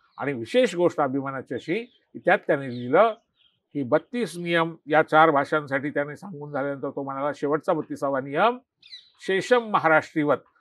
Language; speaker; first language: Marathi; native; Marathi